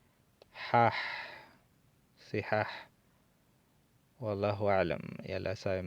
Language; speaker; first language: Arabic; non-native, fluent; Spanish